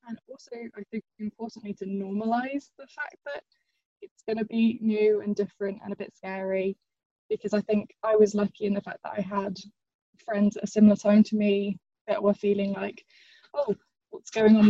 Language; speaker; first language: English; native; English